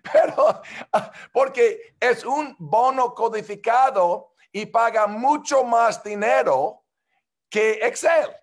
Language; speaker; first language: Spanish; non-native, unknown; English